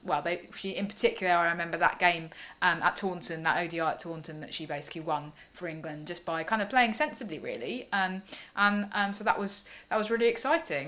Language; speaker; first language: English; native; English